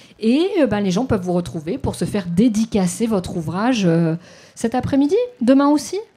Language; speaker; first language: French; native; French